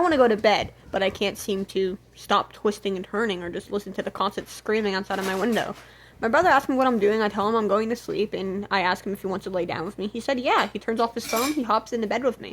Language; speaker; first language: English; native; English